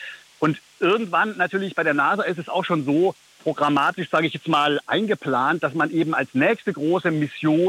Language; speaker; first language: German; native; German